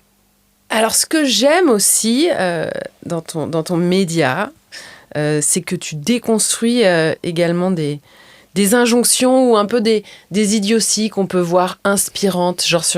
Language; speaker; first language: French; native; French